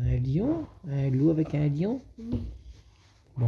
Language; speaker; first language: French; native; French